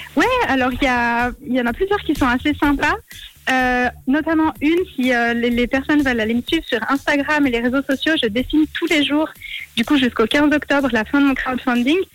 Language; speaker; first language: French; native; French